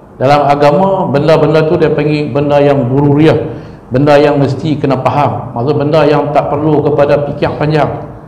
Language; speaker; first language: Malay; native; Malay